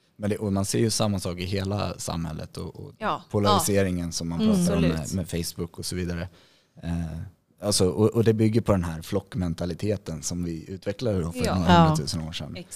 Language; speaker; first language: Swedish; native; Swedish